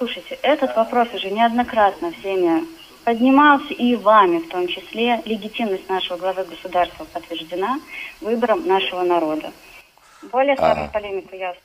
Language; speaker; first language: Russian; native; Russian